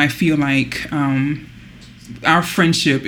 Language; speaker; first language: English; native; English